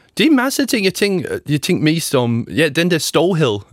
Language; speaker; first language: Danish; non-native, learner; English